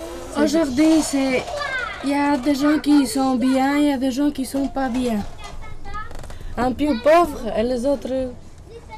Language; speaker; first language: French; non-native, learner; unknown